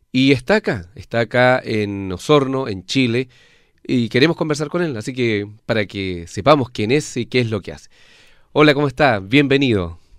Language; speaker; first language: Spanish; native; Spanish